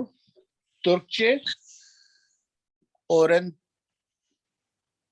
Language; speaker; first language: Turkish; non-native, learner; Urdu